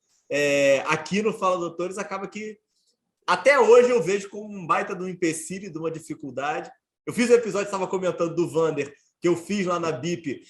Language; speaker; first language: Portuguese; native; Portuguese